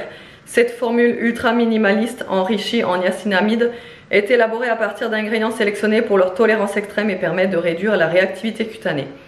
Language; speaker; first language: French; native; French